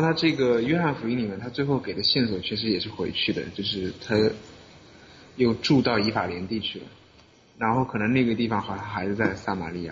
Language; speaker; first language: Chinese; native; Chinese